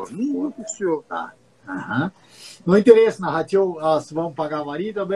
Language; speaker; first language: Russian; non-native, learner; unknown